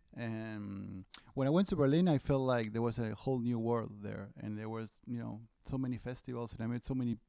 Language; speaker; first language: English; non-native, fluent; Spanish